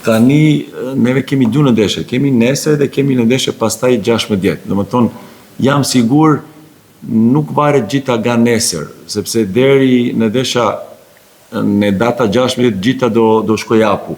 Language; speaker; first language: Albanian; non-native, learner; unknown